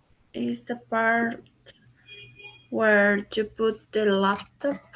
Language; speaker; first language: English; non-native, learner; Spanish